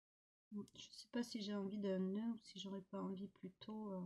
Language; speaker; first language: French; native; French